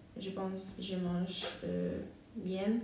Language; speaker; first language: French; non-native, learner; Hungarian